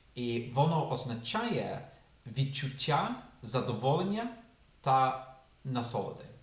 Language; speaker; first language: Ukrainian; non-native, fluent; English